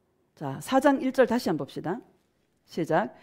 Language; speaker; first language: Korean; native; Korean